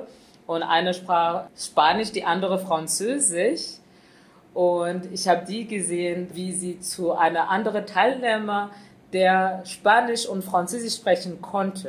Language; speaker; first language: German; non-native, fluent; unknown